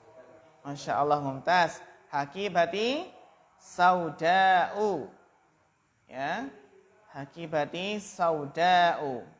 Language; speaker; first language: Arabic; non-native, fluent; Indonesian